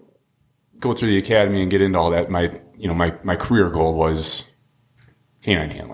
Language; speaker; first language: English; native; English